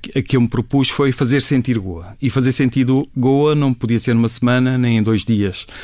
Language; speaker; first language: Portuguese; native; Portuguese